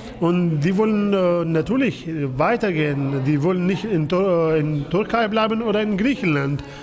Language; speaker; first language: German; non-native, fluent; Persian